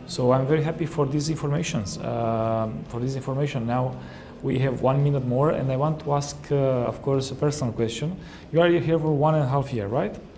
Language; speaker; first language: English; non-native, fluent; Romanian